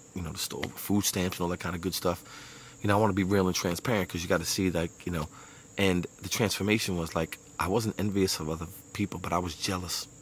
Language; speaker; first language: English; native; English